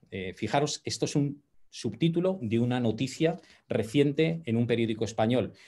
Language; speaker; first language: Spanish; native; Spanish